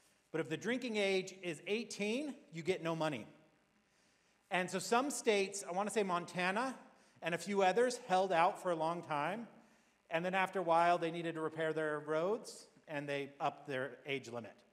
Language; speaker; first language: English; native; English